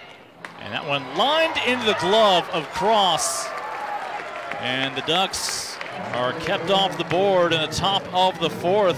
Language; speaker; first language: English; native; English